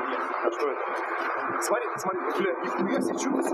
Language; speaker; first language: Russian; native; Russian